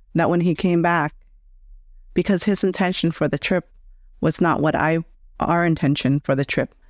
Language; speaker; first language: English; native; English